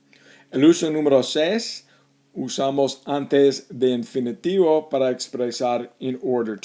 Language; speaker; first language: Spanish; non-native, fluent; English